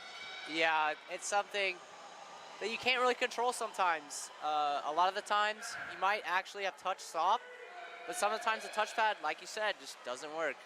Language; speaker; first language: English; native; English